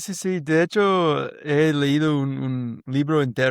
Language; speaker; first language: Spanish; non-native, learner; English